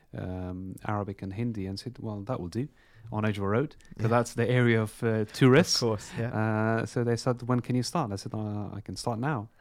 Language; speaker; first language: English; non-native, fluent; Persian